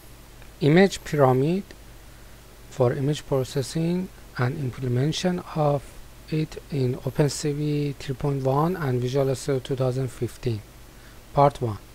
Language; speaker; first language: English; non-native, fluent; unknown